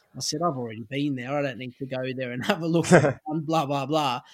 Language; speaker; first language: English; native; English